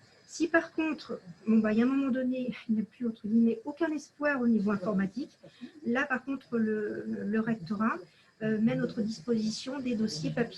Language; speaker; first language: French; native; French